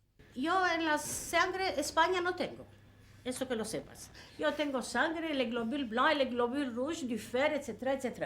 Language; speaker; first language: Spanish; early bilingual, heritage; Ladino